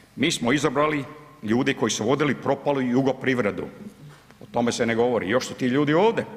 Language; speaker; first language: Bosnian; early bilingual, heritage; Croatian